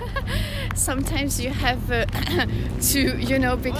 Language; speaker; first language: English; non-native, fluent; French